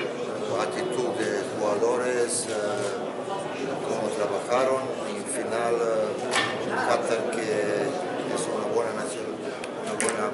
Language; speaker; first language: Spanish; non-native, fluent; Croatian